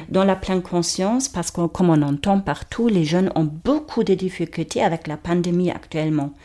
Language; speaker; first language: French; non-native, fluent; German